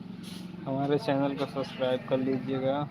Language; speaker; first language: Hindi; native; Hindi